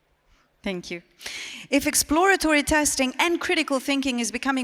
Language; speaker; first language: English; non-native, fluent; Hungarian